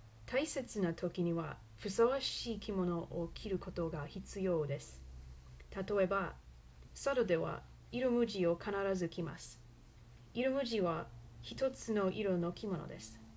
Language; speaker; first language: Japanese; non-native, learner; English